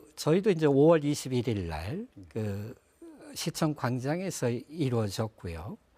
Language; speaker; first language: Korean; native; Korean